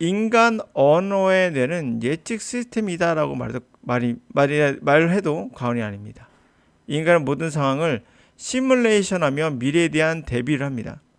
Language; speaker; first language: Korean; native; Korean